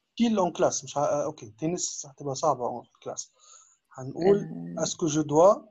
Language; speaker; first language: French; non-native, fluent; Arabic